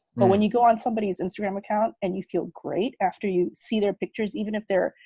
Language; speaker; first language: English; native; English